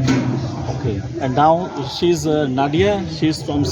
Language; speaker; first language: English; non-native, local second language; Hindi